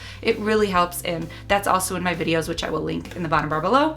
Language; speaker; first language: English; native; English